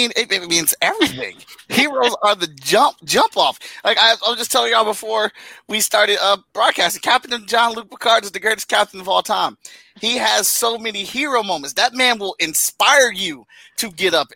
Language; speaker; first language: English; native; English